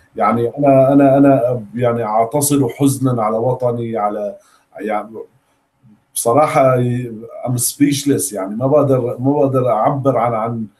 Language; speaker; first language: Arabic; native; Arabic